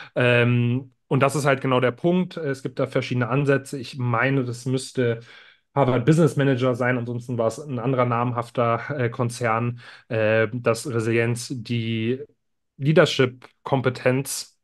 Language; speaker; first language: German; native; German